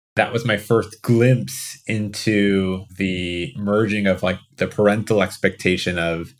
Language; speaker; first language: English; native; English